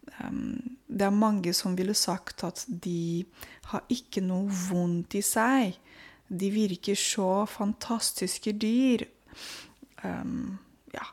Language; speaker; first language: Norwegian; non-native, fluent; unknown